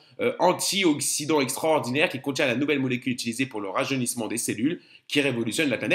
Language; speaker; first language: French; native; French